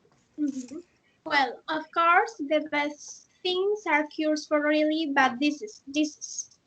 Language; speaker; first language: English; non-native, learner; Spanish